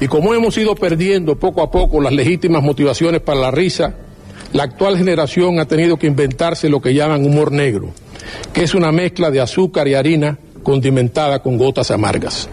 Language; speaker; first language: Spanish; native; Spanish